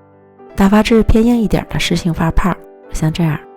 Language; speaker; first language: Chinese; native; Chinese